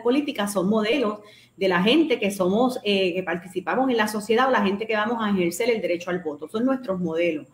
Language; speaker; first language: Spanish; native; Spanish